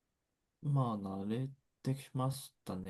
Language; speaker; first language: Japanese; non-native, fluent; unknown